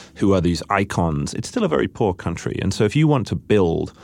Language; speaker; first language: English; native; English